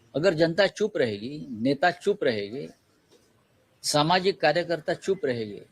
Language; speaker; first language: Hindi; non-native, local second language; Marathi